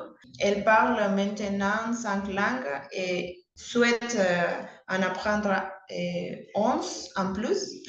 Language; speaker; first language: French; non-native, learner; Spanish